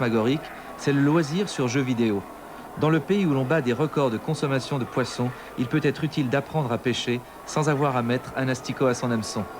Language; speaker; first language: French; native; French